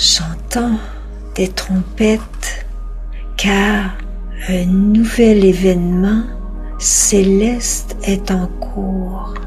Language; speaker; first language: French; native; French